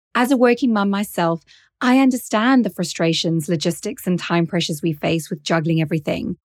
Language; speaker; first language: English; native; English